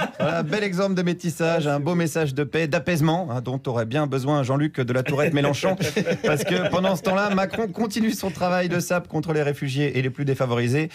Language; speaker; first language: French; native; French